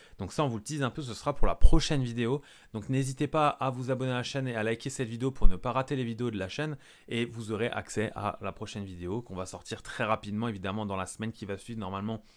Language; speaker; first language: French; native; French